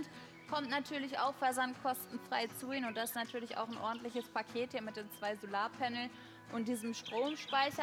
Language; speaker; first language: German; native; German